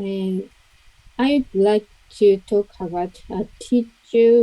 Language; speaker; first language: English; non-native, learner; Japanese